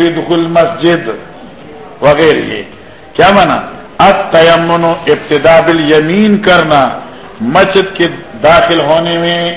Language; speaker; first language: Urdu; non-native, local second language; Northern Hindko